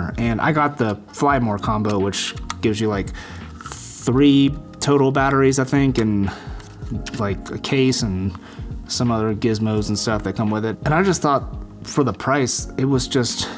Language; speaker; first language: English; native; English